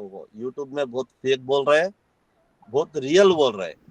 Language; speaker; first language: Hindi; non-native, local second language; Telugu